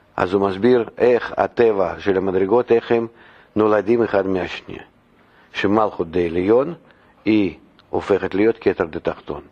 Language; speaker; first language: Hebrew; non-native, fluent; Russian